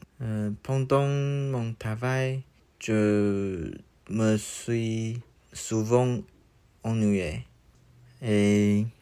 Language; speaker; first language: French; non-native, learner; Chinese